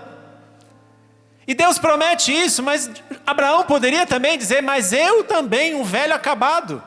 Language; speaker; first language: Portuguese; native; Portuguese